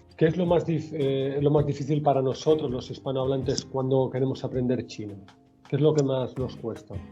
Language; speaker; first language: Spanish; native; Spanish